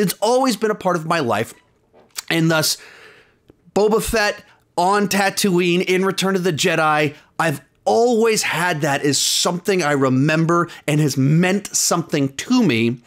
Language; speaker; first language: English; native; English